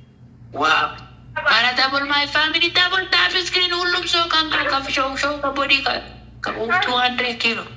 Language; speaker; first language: English; non-native, learner; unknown